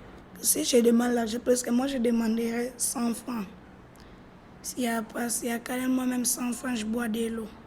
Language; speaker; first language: French; non-native, learner; Lingala